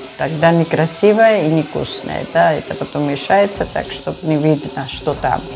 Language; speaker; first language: Russian; non-native, local second language; Georgian